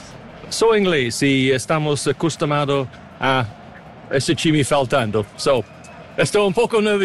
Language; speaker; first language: Portuguese; non-native, learner; English